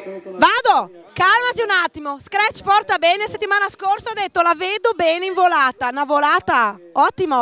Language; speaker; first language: Italian; native; Italian